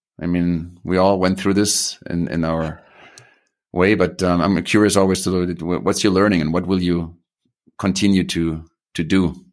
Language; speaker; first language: English; non-native, fluent; German